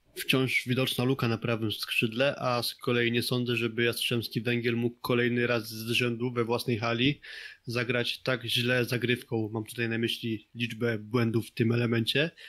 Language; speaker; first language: Polish; native; Polish